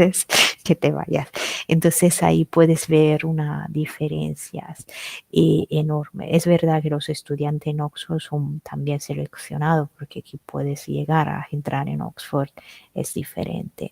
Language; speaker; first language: Spanish; non-native, fluent; Italian